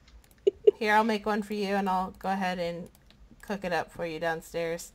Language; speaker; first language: English; native; English